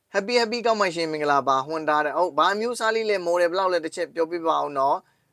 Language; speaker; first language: Burmese; native; Burmese